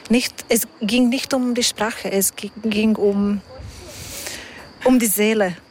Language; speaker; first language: German; non-native, fluent; Hungarian